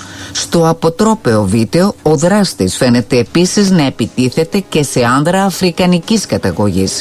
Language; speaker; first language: Greek; native; Greek